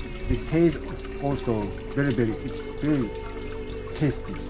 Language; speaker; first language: English; non-native, learner; Japanese